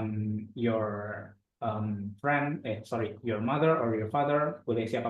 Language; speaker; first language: English; non-native, fluent; Indonesian